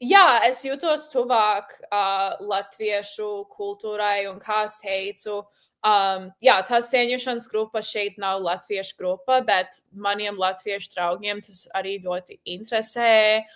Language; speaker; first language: Latvian; early bilingual, heritage; Latvian